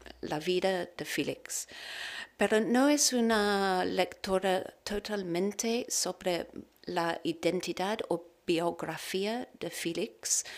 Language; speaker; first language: Spanish; non-native, learner; English